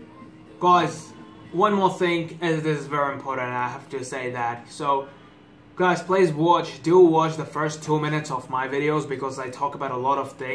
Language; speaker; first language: English; non-native, fluent; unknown